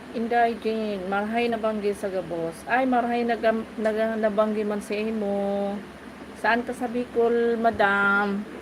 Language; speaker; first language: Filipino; non-native, local second language; Bikol